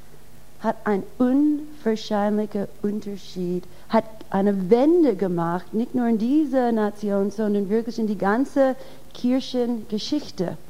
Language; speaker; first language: German; non-native, fluent; English